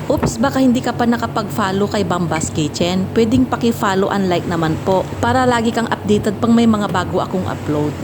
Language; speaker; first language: Filipino; non-native, local second language; Iloko